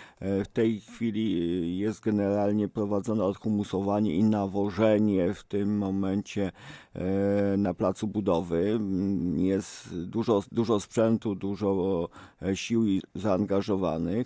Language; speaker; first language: Polish; native; Polish